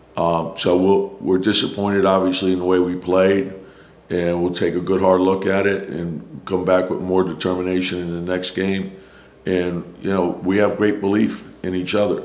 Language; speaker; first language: English; native; English